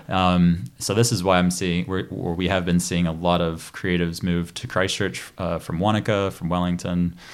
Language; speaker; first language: English; native; English